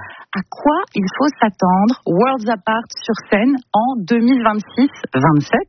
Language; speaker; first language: French; native; French